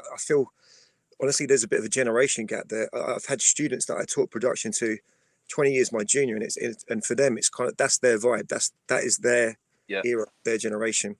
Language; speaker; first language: English; native; English